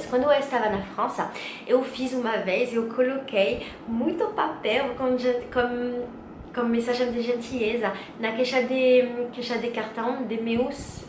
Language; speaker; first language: Portuguese; non-native, learner; French